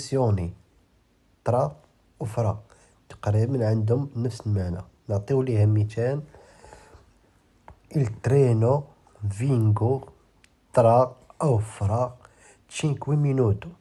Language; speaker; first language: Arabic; native; Arabic